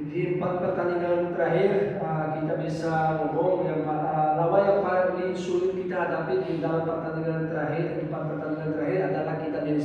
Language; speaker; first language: Indonesian; non-native, fluent; Portuguese